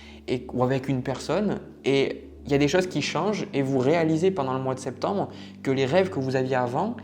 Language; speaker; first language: French; native; French